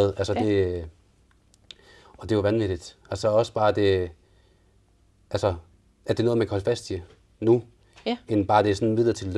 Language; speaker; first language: Danish; native; Danish